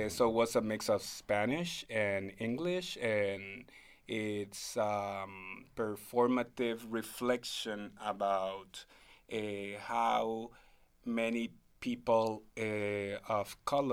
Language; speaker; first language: English; non-native, fluent; Spanish